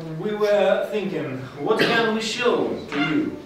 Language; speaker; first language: English; non-native, learner; Russian